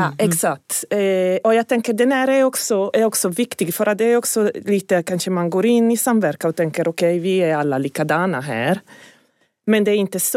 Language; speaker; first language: Swedish; non-native, fluent; Italian